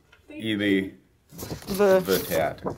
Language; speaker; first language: Russian; non-native, learner; English